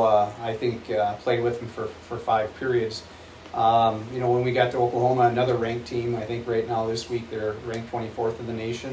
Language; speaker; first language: English; native; English